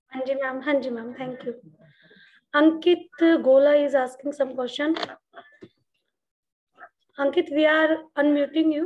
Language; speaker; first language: English; non-native, local second language; Hindi